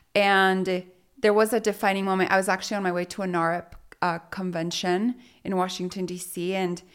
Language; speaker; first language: English; early bilingual, other home language; Spanish